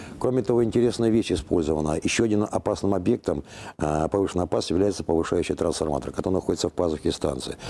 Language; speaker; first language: Russian; native; Russian